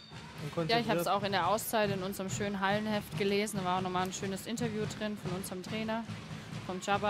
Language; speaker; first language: German; native; German